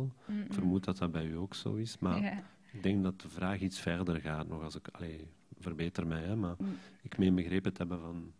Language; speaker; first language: Dutch; native; Dutch